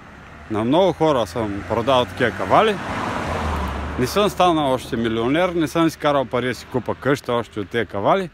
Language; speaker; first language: Bulgarian; native; Bulgarian